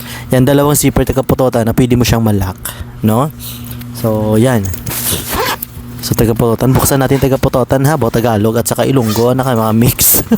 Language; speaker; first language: Filipino; non-native, local second language; Hiligaynon